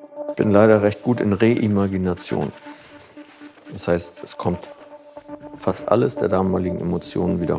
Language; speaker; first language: German; native; German